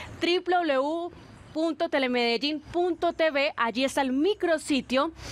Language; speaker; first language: Spanish; native; Spanish